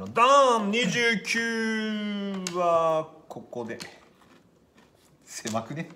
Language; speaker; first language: Japanese; native; Japanese